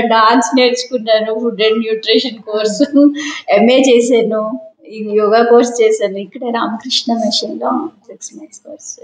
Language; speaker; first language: Telugu; native; Telugu